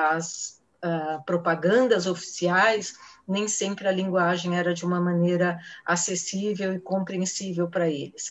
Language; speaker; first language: Portuguese; native; Portuguese